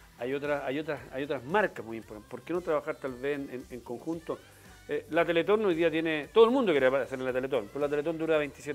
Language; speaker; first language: Spanish; native; Spanish